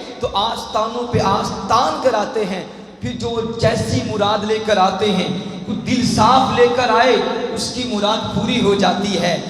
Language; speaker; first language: Urdu; non-native, local second language; Punjabi